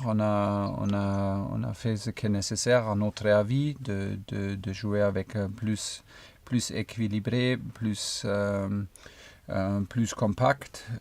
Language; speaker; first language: French; non-native, fluent; German